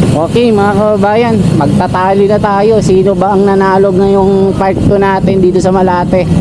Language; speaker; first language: Filipino; native; Filipino